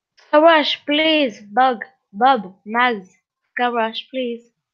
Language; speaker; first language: English; non-native, learner; French